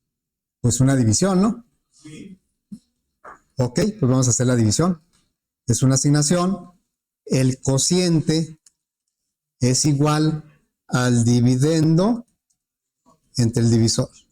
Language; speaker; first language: Spanish; native; Spanish